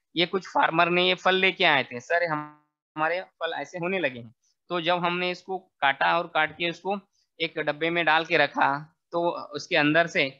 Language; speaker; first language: Hindi; non-native, local second language; Marathi